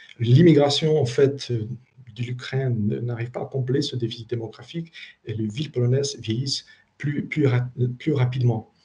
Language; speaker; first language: French; non-native, fluent; Polish